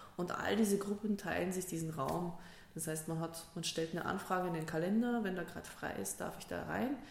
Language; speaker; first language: German; early bilingual, other home language; Russian